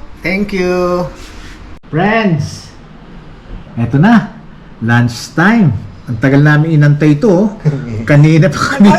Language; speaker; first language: Filipino; native; Filipino